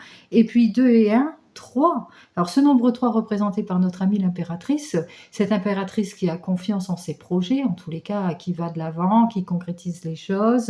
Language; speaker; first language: French; native; French